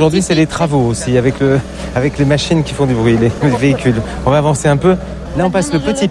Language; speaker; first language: French; native; French